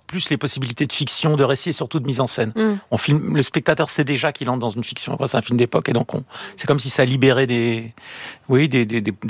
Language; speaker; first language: French; native; French